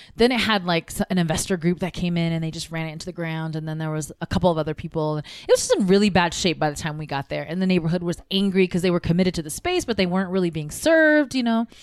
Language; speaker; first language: English; early bilingual, other home language; Tigrinya